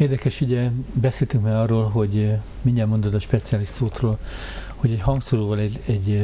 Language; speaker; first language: Hungarian; native; Hungarian